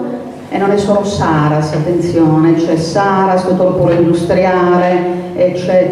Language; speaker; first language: Italian; native; Italian